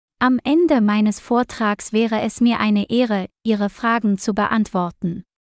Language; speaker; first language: German; non-native, learner; Vietnamese